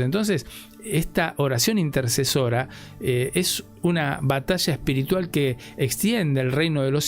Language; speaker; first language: Spanish; native; Spanish